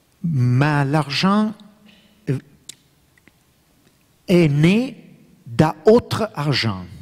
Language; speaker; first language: French; non-native, learner; Italian